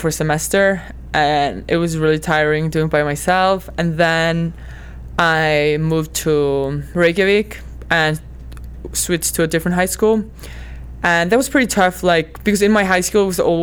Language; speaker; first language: English; non-native, fluent; Icelandic